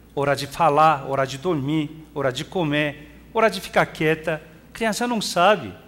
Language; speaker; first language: Portuguese; non-native, fluent; Korean